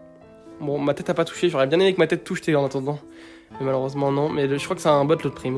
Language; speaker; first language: French; native; French